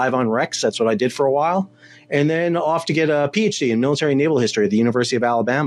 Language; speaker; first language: English; native; English